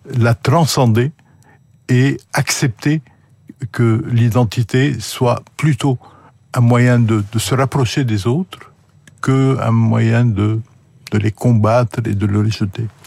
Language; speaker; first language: French; non-native, local second language; Arabic